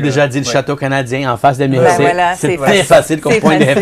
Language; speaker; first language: French; non-native, fluent; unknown